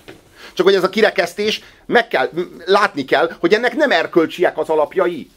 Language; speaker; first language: Hungarian; native; Hungarian